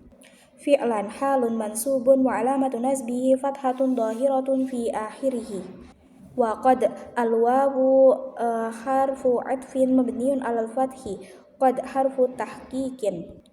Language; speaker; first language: Arabic; non-native, learner; Indonesian